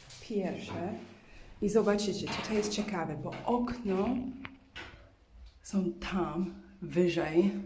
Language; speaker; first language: Polish; non-native, learner; English